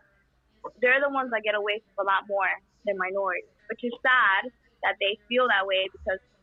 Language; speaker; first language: English; non-native, fluent; Spanish